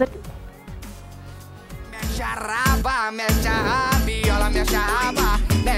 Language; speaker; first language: Portuguese; native; Portuguese